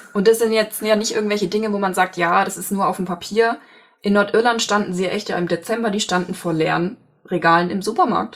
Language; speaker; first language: German; native; German